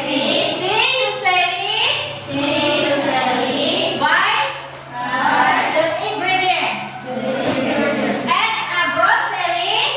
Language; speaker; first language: English; non-native, learner; Indonesian